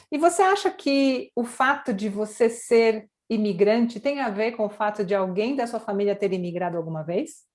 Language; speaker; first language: Portuguese; native; Portuguese